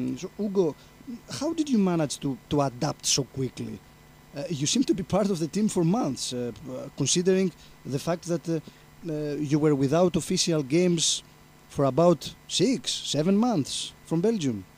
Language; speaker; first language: English; non-native, fluent; Greek